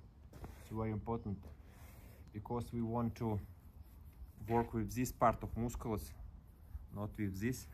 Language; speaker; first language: English; non-native, learner; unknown